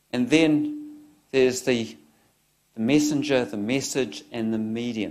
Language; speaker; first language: English; native; English